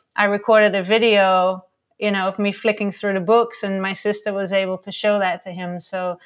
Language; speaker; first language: English; non-native, fluent; Dutch